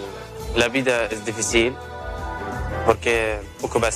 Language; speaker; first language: Spanish; non-native, learner; Arabic